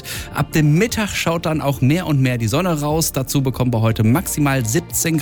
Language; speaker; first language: German; native; German